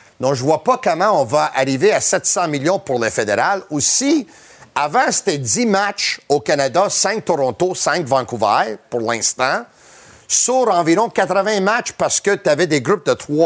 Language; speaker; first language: French; native; French